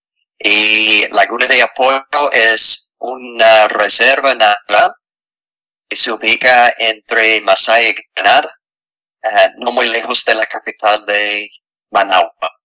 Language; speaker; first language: Spanish; non-native, fluent; English